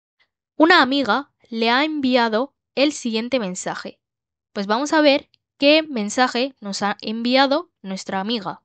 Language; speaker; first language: Spanish; non-native, learner; Bangla